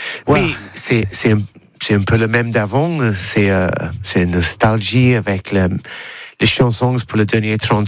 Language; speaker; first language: French; non-native, learner; English